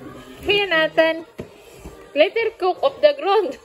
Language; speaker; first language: Dutch; non-native, learner; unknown